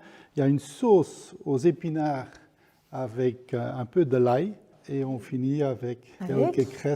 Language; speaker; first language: French; non-native, fluent; Dutch